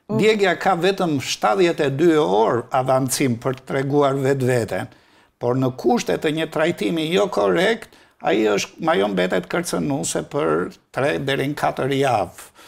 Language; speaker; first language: Albanian; native; Albanian